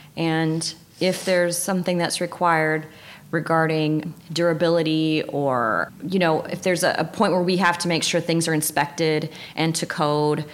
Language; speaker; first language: English; native; English